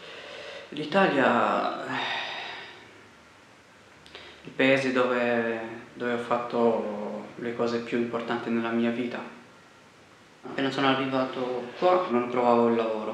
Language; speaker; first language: Italian; non-native, fluent; Arabic